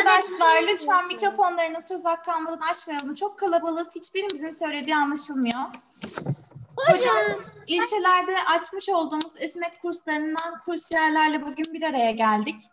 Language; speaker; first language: Turkish; native; Turkish